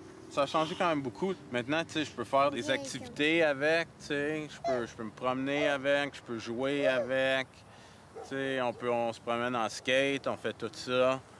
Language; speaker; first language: French; native; French